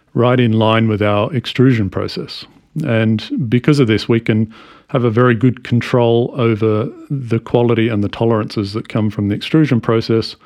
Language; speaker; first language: English; native; English